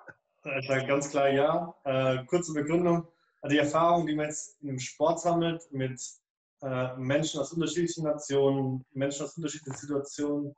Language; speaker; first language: German; native; German